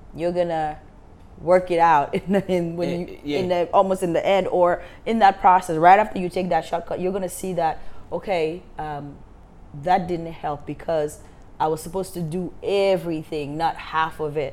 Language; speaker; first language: English; non-native, local second language; Wolof